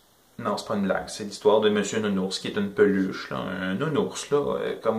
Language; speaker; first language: French; native; French